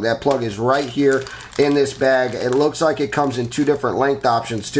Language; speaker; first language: English; native; English